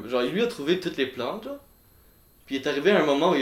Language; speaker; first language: French; native; French